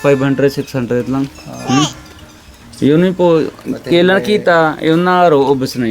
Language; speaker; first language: Filipino; non-native, learner; Punjabi